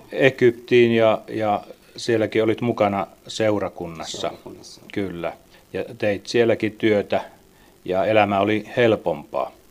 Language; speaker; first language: Finnish; native; Finnish